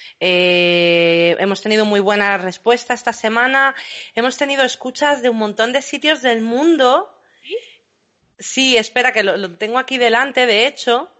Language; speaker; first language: Spanish; native; Spanish